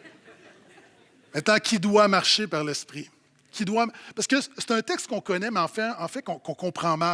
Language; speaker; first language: French; native; French